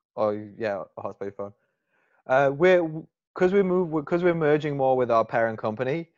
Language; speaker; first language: English; native; English